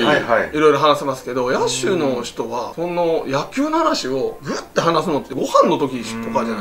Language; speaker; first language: Japanese; native; Japanese